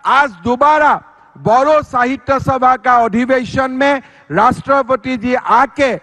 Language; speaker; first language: Hindi; non-native, local second language; Assamese